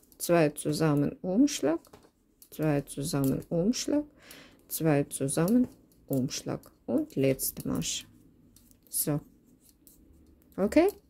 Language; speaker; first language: German; non-native, learner; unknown